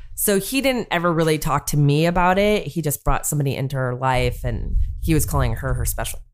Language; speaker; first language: English; native; English